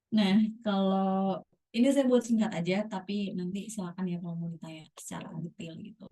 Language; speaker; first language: Indonesian; native; Indonesian